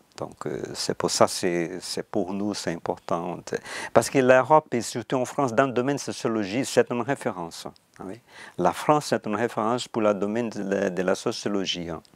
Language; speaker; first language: French; non-native, fluent; Portuguese